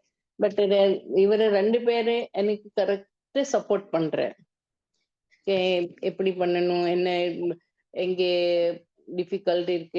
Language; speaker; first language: Tamil; non-native, learner; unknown